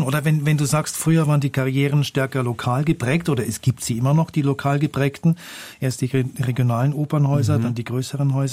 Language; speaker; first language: German; native; German